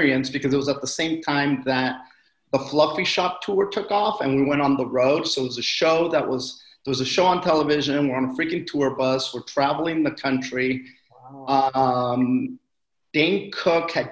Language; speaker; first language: English; native; English